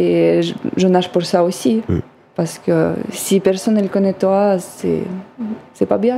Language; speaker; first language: French; non-native, learner; Russian